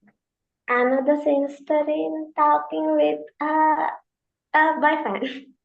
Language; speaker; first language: English; non-native, learner; Tamil